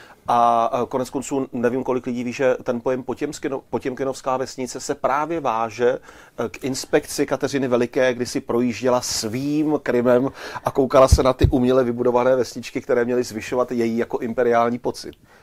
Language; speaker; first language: Czech; native; Czech